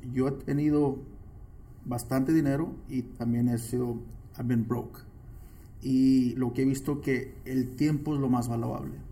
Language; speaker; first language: Spanish; early bilingual, heritage; Spanish